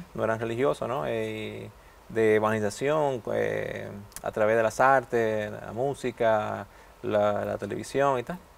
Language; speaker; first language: Spanish; early bilingual, heritage; Spanish